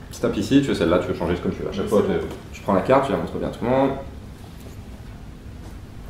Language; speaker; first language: French; native; French